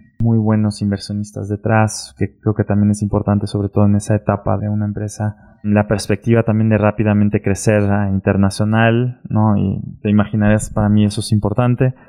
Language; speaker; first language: Spanish; early bilingual, heritage; German